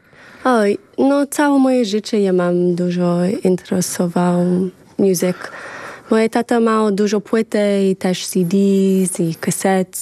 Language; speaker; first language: Polish; early bilingual, heritage; English